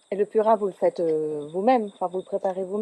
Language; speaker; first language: French; native; French